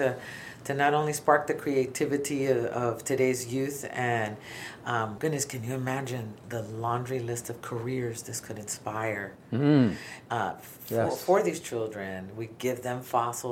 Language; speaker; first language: English; native; English